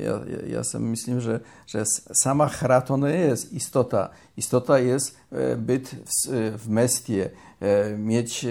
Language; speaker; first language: Slovak; non-native, learner; Polish